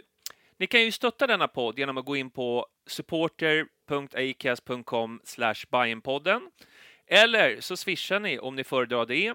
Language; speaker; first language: Swedish; native; Swedish